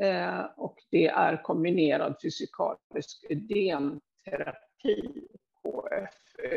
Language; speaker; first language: Swedish; native; Swedish